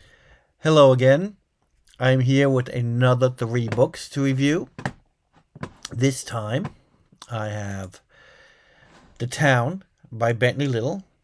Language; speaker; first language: English; native; English